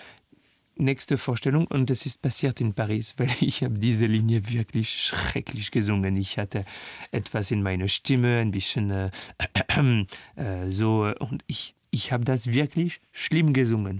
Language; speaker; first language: German; non-native, fluent; French